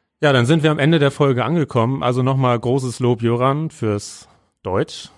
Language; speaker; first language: German; native; German